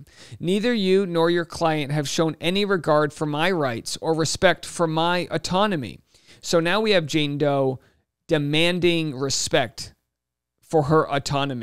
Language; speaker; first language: English; native; English